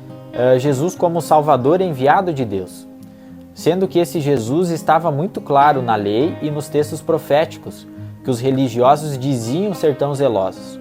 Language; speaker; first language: Portuguese; native; Portuguese